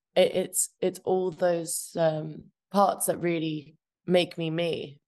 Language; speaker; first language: English; early bilingual, other home language; Albanian